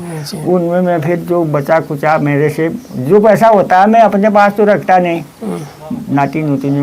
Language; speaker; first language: Hindi; non-native, local second language; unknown